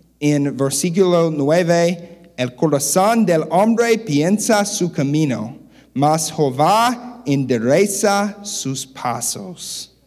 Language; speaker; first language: Spanish; non-native, learner; English